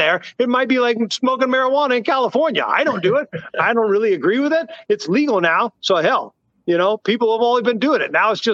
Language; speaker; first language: English; native; English